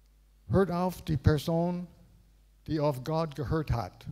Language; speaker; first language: German; non-native, learner; English